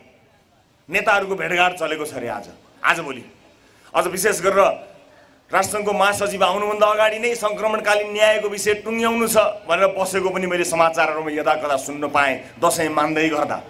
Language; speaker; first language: Nepali; native; Nepali